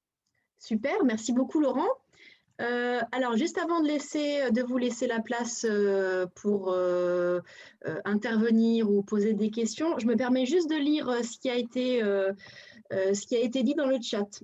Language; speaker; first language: French; native; French